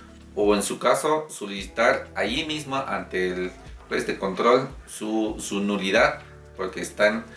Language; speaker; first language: Spanish; native; Spanish